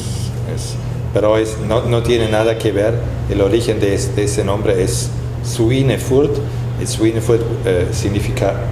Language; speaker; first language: Spanish; non-native, fluent; German